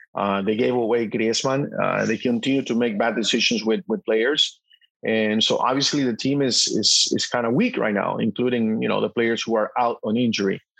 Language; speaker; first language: English; non-native, fluent; Spanish